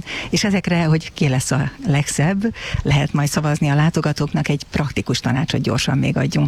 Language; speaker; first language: Hungarian; native; Hungarian